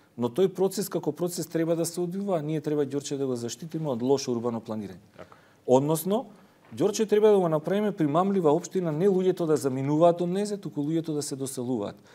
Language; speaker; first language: Macedonian; native; Macedonian